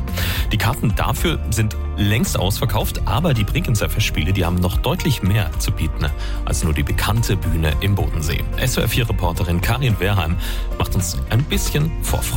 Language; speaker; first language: German; native; German